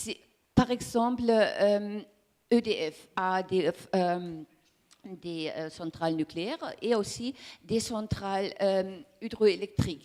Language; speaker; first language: French; non-native, learner; German